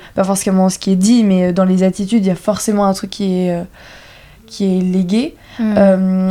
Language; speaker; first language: French; native; French